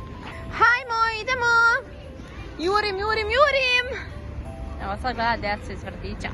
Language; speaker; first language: Bosnian; native; Bosnian